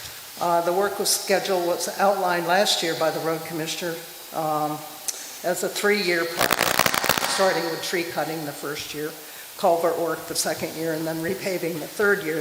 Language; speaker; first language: English; native; English